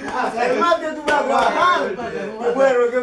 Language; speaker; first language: Spanish; non-native, learner; Haitian Creole